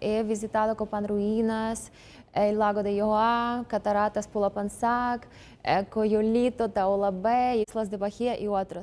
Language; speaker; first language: Spanish; non-native, fluent; Ukrainian